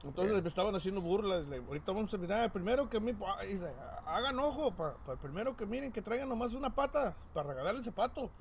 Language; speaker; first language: Spanish; early bilingual, heritage; Spanish